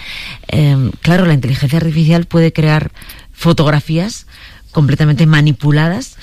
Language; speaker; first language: Spanish; native; Spanish